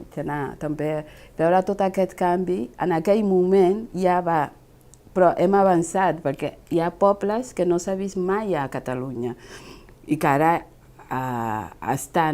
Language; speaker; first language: Catalan; non-native, fluent; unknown